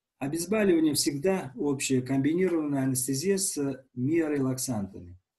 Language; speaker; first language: Russian; non-native, local second language; Uzbek